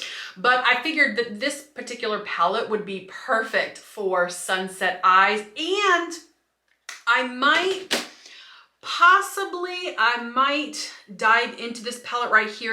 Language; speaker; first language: English; native; English